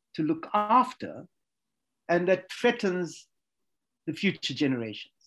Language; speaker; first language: English; native; English